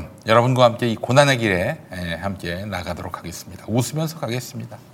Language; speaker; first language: Korean; native; Korean